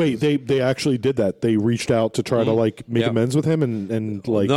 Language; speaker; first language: English; native; English